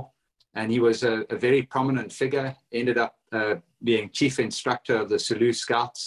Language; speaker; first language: English; native; English